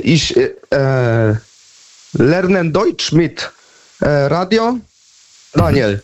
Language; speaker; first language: German; non-native, learner; Polish